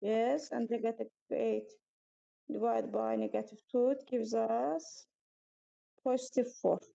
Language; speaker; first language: English; non-native, fluent; Azerbaijani